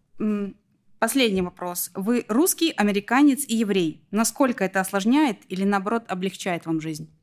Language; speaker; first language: Russian; native; Russian